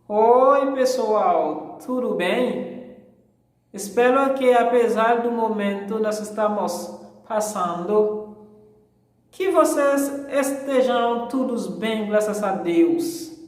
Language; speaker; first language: Portuguese; non-native, fluent; Haitian Creole